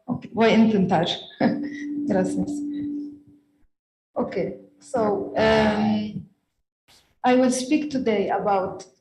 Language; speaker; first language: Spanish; non-native, learner; Arabic